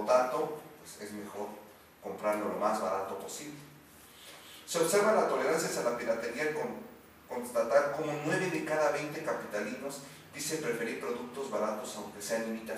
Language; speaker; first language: Spanish; native; Spanish